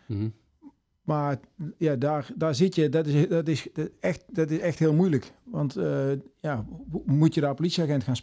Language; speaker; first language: Dutch; native; Dutch